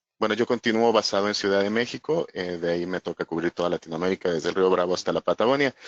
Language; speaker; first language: Spanish; native; Spanish